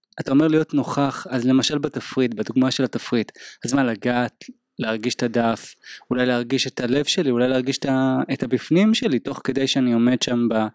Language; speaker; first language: Hebrew; native; Hebrew